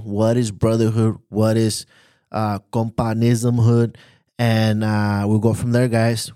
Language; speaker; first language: English; native; English